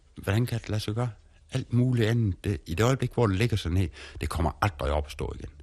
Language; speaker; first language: Danish; native; Danish